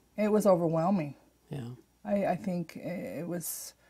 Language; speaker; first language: English; native; English